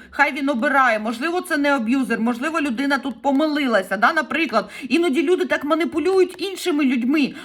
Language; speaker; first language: Ukrainian; non-native, local second language; Russian